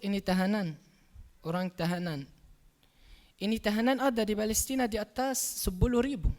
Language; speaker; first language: Indonesian; non-native, learner; Arabic